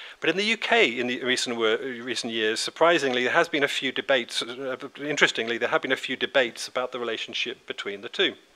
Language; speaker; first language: English; native; English